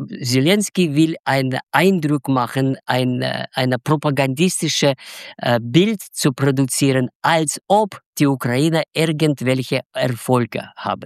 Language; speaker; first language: German; non-native, learner; Russian